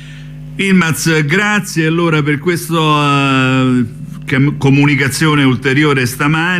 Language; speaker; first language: Italian; native; Italian